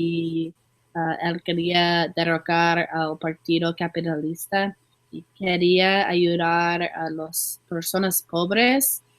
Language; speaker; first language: Spanish; non-native, learner; English